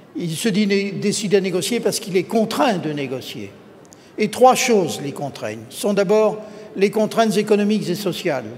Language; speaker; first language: French; native; French